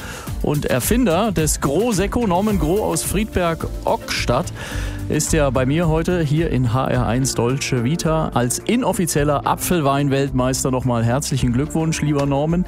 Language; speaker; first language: German; native; German